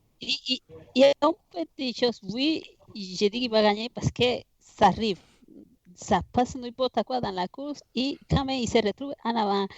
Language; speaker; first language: French; non-native, fluent; Spanish